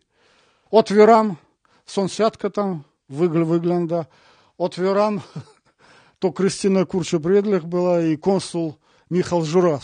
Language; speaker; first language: Polish; non-native, learner; Russian